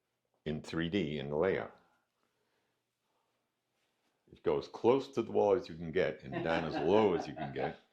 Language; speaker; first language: English; native; English